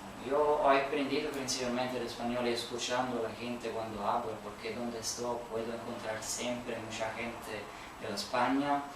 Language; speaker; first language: Spanish; non-native, learner; Italian